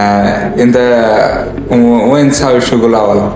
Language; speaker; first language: Arabic; non-native, learner; Bangla